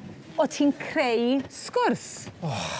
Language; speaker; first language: Welsh; native; Welsh